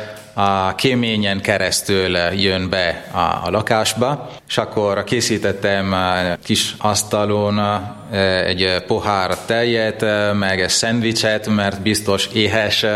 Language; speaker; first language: Hungarian; non-native, fluent; Italian